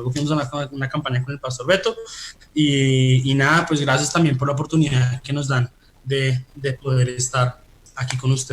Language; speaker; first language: Spanish; native; Spanish